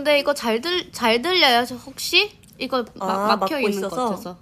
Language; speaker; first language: Korean; non-native, fluent; Thai